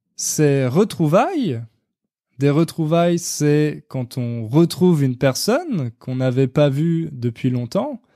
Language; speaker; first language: French; native; French